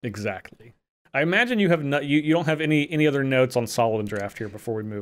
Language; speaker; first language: English; native; English